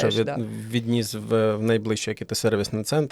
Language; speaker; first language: Ukrainian; native; Ukrainian